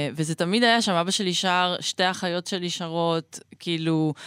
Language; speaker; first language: Hebrew; native; Hebrew